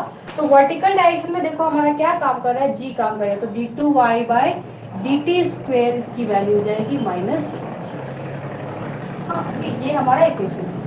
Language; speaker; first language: Hindi; native; Hindi